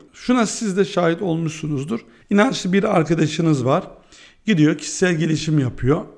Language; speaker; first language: Turkish; early bilingual, heritage; Turkish